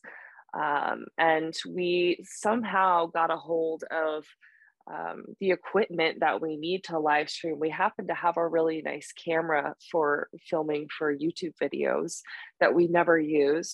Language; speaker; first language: English; native; English